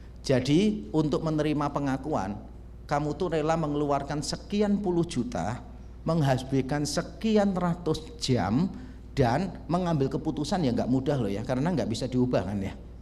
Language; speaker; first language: Indonesian; native; Indonesian